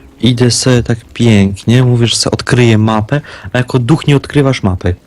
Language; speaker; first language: Polish; native; Polish